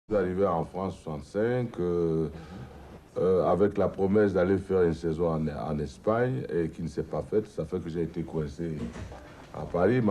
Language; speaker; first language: French; non-native, local second language; Duala